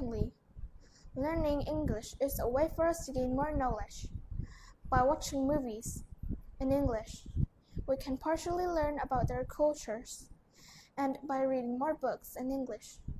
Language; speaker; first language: English; non-native, learner; Vietnamese